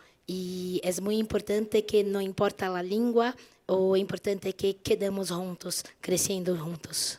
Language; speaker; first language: Spanish; non-native, fluent; Portuguese